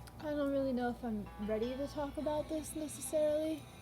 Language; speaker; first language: English; native; English